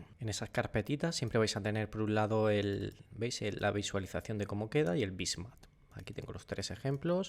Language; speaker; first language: Spanish; native; Spanish